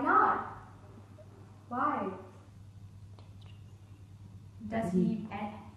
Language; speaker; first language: English; non-native, fluent; Vietnamese